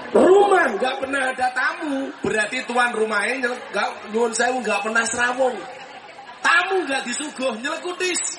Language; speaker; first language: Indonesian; non-native, local second language; Javanese